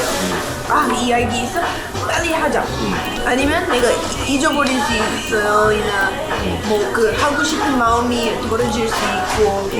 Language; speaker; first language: Korean; non-native, learner; English